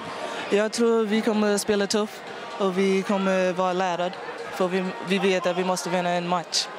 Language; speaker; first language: Swedish; non-native, fluent; English